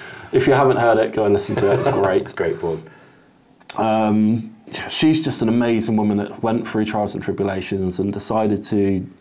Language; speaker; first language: English; native; English